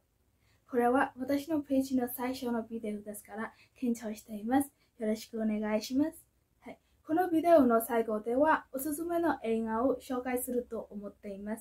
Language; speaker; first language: Japanese; non-native, fluent; Burmese